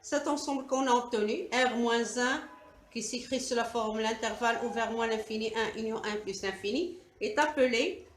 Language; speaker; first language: French; non-native, local second language; Arabic